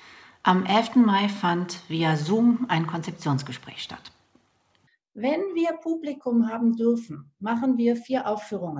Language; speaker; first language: German; native; German